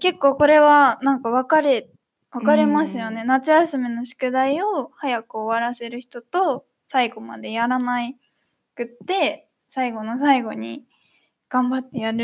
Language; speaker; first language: Japanese; native; Japanese